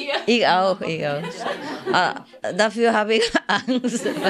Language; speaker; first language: German; non-native, learner; Vietnamese